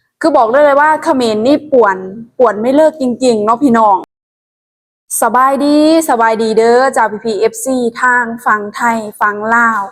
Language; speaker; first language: Thai; non-native, local second language; Lao